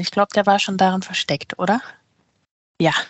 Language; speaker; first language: German; native; German